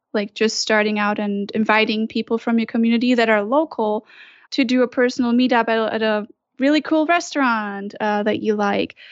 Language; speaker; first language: English; non-native, fluent; German